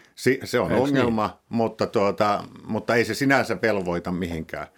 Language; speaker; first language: Finnish; native; Finnish